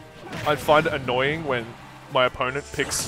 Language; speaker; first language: English; native; English